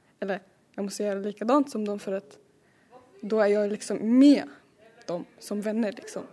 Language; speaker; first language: Swedish; early bilingual, other home language; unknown